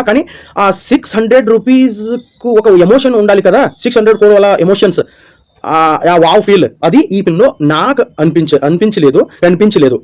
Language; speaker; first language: Telugu; non-native, learner; Kannada